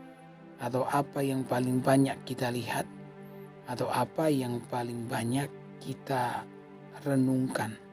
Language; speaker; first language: Indonesian; native; Indonesian